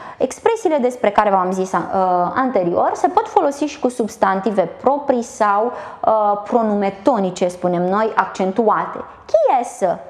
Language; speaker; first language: Romanian; native; Romanian